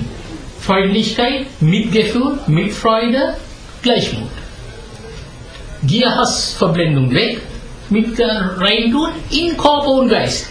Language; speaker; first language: German; non-native, fluent; Sinhala